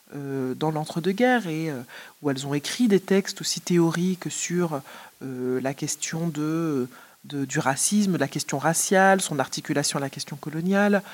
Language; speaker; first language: French; native; French